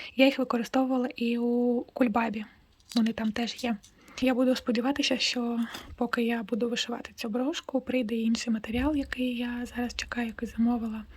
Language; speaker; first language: Ukrainian; non-native, local second language; Russian